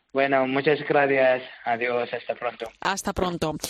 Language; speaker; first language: Spanish; non-native, learner; Arabic